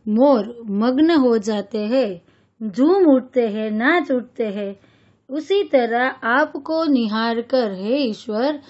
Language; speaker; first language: Hindi; non-native, local second language; Gujarati